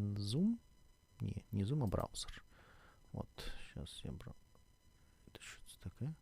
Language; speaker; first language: Ukrainian; non-native, local second language; Russian